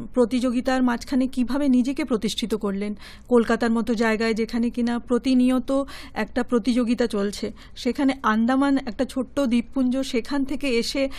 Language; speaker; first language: Bangla; native; Bangla